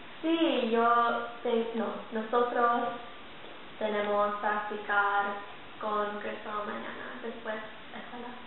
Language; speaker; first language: Spanish; non-native, learner; English